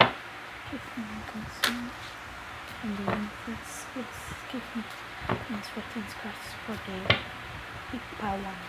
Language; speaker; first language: English; non-native, learner; Indonesian